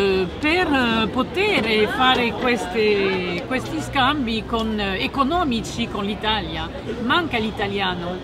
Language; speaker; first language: Italian; non-native, fluent; French